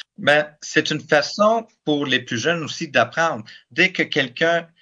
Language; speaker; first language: French; native; French